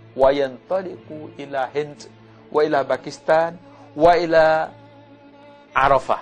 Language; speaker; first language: Arabic; non-native, learner; Malay